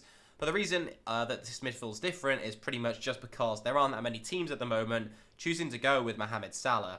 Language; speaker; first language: English; native; English